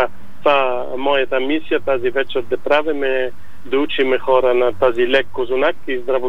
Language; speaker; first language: Bulgarian; non-native, learner; Arabic